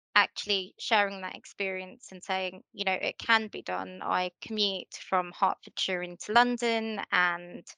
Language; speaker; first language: English; native; English